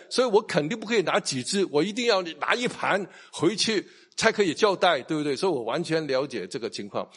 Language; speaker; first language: Chinese; non-native, local second language; Cantonese